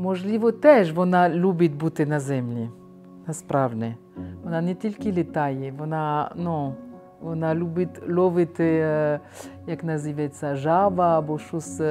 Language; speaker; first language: Ukrainian; non-native, fluent; French